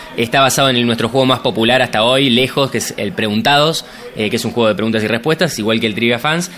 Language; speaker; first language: Spanish; native; Spanish